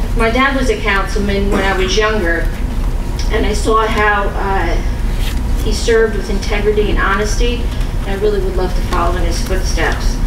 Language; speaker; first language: English; native; English